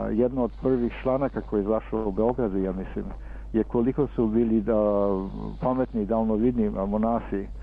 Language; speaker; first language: Serbian; early bilingual, heritage; Serbian